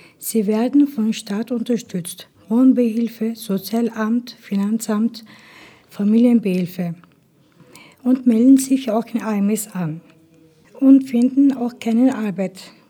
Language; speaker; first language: German; non-native, learner; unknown